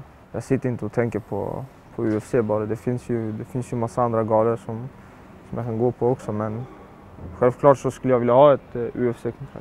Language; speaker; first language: Swedish; early bilingual, other home language; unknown